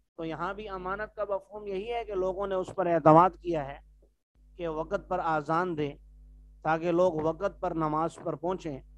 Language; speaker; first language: Urdu; non-native, local second language; Pashto